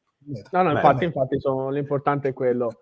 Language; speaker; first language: Italian; native; Italian